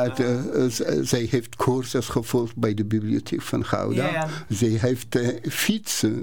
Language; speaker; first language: Dutch; non-native, learner; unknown